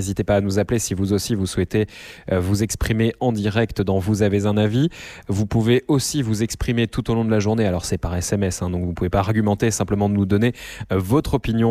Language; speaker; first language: French; native; French